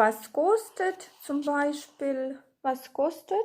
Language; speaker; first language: German; non-native, fluent; Ukrainian